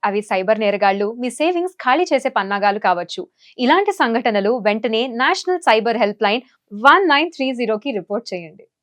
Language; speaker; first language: Telugu; native; Telugu